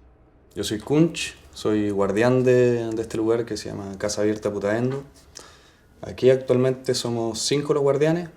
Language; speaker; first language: Spanish; native; Spanish